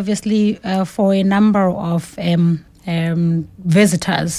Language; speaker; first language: English; non-native, local second language; Xhosa